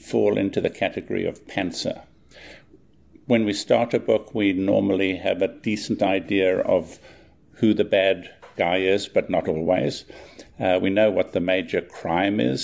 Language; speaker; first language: English; native; English